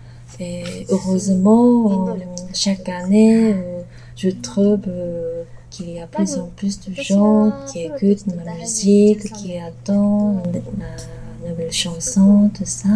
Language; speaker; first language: French; non-native, fluent; Japanese